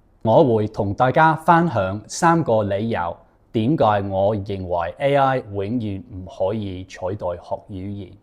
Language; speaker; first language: Cantonese; non-native, fluent; English